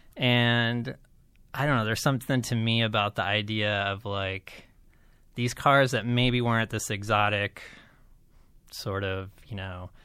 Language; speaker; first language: English; native; English